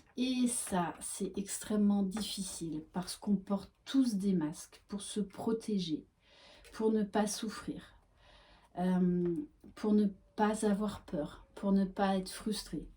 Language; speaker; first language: French; native; French